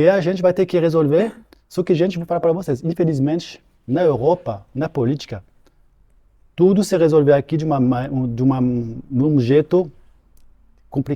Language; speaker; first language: Portuguese; non-native, fluent; French